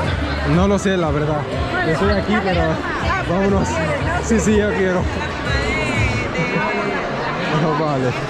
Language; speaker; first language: Spanish; non-native, learner; Swahili